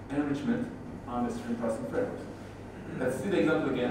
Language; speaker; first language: English; non-native, fluent; Persian